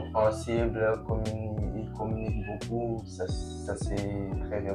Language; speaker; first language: French; non-native, local second language; Comorian